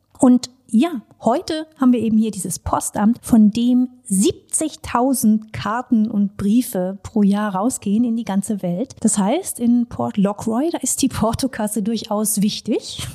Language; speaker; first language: German; native; German